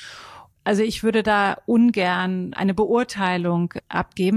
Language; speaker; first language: German; native; German